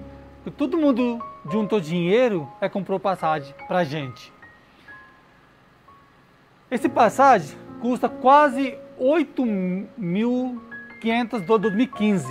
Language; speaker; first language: Portuguese; non-native, learner; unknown